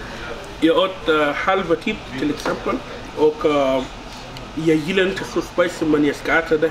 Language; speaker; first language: Swedish; non-native, learner; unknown